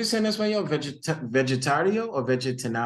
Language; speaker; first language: Spanish; non-native, learner; English